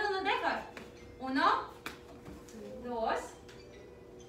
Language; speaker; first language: Spanish; early bilingual, heritage; Spanish